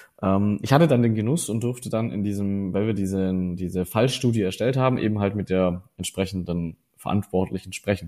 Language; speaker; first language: German; native; German